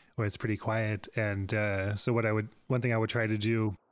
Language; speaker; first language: English; native; English